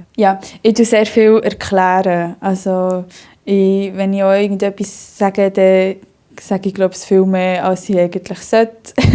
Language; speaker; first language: German; early bilingual, other home language; Spanish